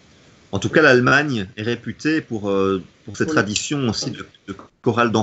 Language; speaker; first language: French; native; French